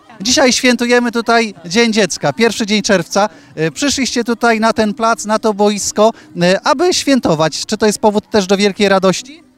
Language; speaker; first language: Polish; native; Polish